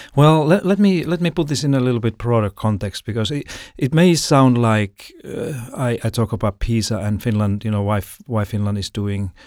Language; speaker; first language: English; non-native, fluent; Finnish